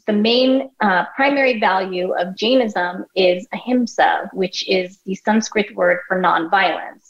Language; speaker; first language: English; native; English